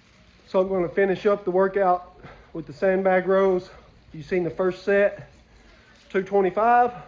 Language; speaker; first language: English; native; English